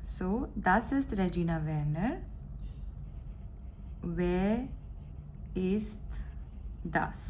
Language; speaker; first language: German; non-native, fluent; Gujarati